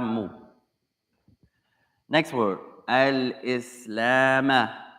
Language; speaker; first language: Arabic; non-native, fluent; English